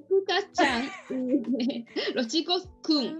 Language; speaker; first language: Spanish; non-native, learner; Japanese